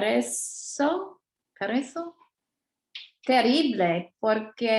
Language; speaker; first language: Spanish; non-native, learner; English